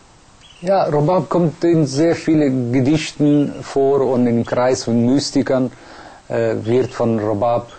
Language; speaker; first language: German; non-native, fluent; Persian